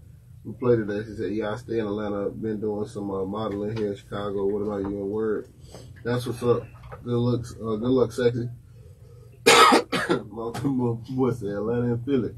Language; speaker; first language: English; native; English